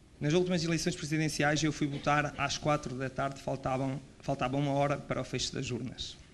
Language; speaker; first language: Portuguese; native; Portuguese